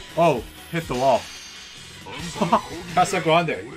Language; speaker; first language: English; non-native, local second language; Cantonese